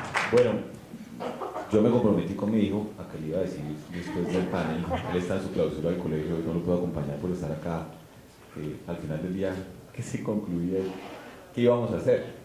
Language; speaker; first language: Spanish; native; Spanish